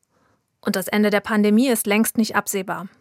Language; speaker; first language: German; native; German